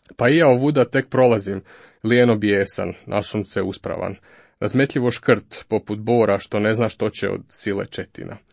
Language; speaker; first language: Croatian; native; Croatian